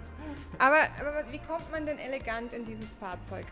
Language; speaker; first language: German; native; German